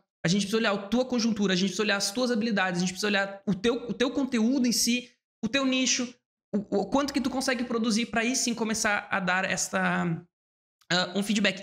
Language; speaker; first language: Portuguese; native; Portuguese